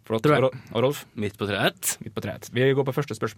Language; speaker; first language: Norwegian; native; Norwegian